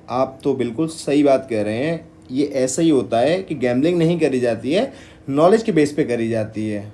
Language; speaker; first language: Hindi; native; Hindi